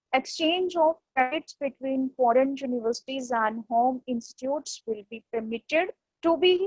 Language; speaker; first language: English; non-native, local second language; Punjabi